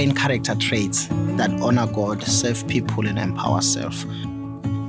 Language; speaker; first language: English; non-native, local second language; Swati